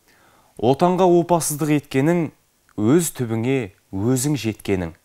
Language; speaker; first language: Kazakh; native; Kazakh